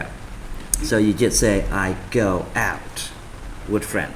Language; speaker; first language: English; non-native, fluent; Vietnamese